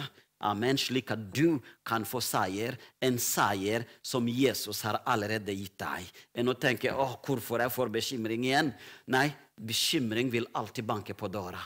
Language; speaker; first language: Swedish; non-native, learner; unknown